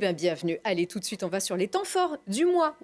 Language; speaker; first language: French; native; French